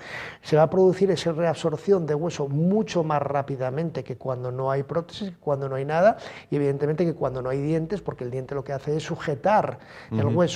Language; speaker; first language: Spanish; native; Spanish